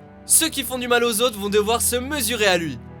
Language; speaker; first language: French; native; French